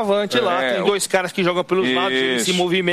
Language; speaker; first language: Portuguese; native; Portuguese